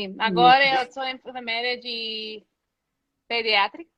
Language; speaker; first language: Portuguese; non-native, fluent; English